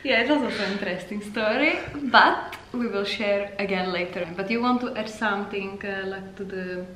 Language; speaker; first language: English; non-native, fluent; Czech